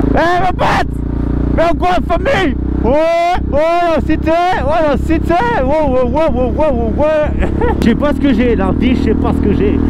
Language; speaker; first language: French; native; French